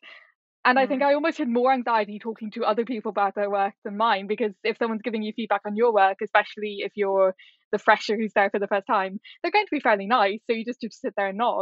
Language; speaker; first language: English; native; English